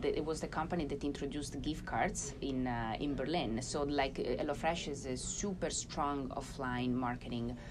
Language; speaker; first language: English; non-native, fluent; Italian